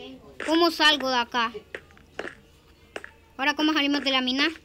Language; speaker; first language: Spanish; native; Spanish